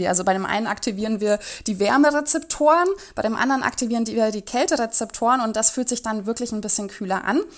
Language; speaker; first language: German; native; German